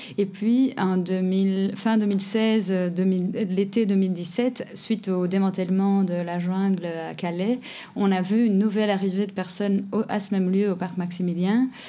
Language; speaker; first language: French; non-native, fluent; Portuguese